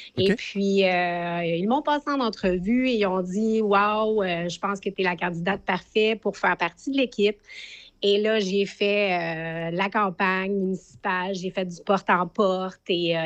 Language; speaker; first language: French; native; French